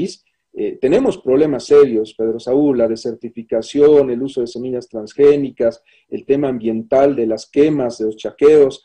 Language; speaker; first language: Spanish; native; Spanish